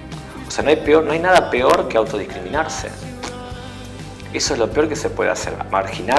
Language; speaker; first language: Spanish; native; Spanish